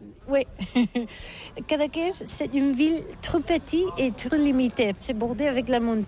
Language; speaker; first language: French; non-native, learner; Catalan